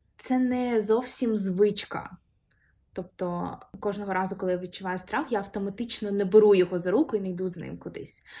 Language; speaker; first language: Ukrainian; non-native, local second language; Russian